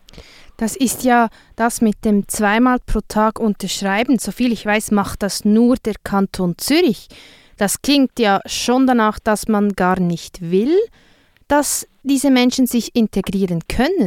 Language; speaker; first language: German; native; German